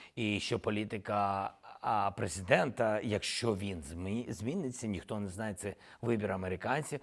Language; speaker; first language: Ukrainian; non-native, local second language; Russian